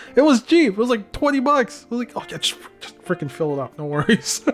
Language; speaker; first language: English; native; English